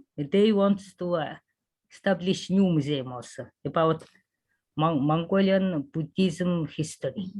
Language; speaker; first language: English; non-native, learner; Mongolian